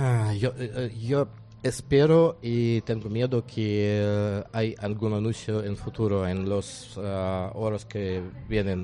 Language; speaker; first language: Spanish; non-native, learner; Russian